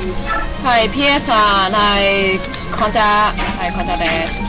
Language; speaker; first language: Japanese; non-native, learner; Cantonese